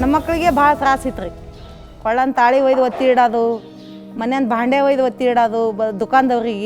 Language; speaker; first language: Kannada; native; Kannada